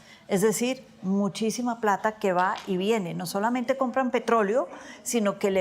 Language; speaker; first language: Spanish; native; Spanish